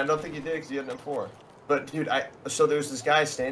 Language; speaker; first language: English; native; English